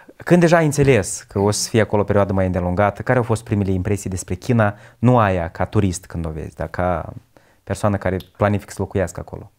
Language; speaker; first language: Romanian; native; Romanian